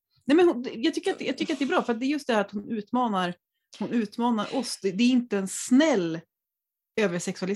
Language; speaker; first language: Swedish; native; Swedish